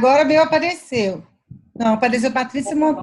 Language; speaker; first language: Portuguese; native; Portuguese